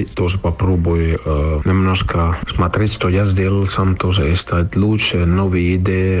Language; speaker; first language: Russian; non-native, learner; Finnish